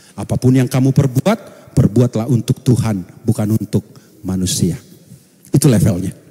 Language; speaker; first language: Indonesian; non-native, local second language; Batak Toba